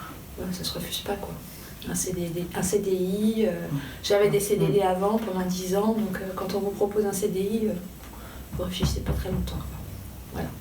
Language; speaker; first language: French; native; French